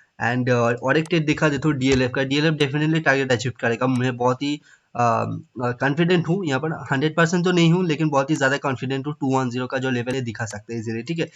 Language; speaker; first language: Hindi; non-native, local second language; Bangla